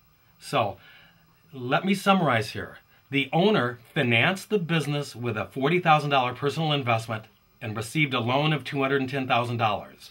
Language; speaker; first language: English; native; English